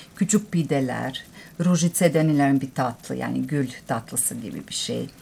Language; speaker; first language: Turkish; non-native, fluent; Bosnian